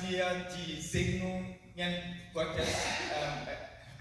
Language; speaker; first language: German; non-native, learner; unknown